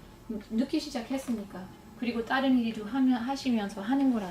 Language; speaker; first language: Korean; non-native, fluent; English